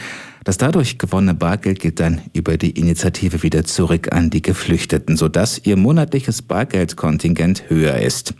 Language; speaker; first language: German; native; German